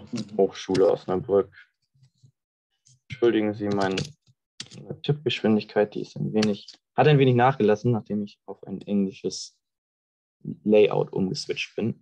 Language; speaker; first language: German; native; German